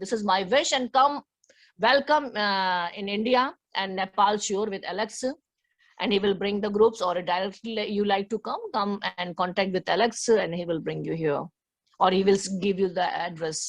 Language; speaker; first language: English; non-native, learner; Hindi